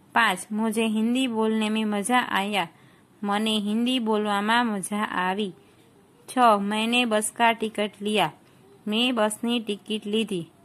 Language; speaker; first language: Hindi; non-native, local second language; Gujarati